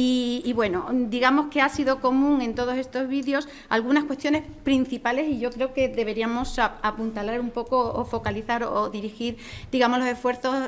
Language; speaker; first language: Spanish; native; Spanish